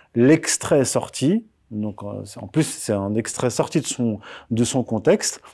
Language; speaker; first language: French; early bilingual, other home language; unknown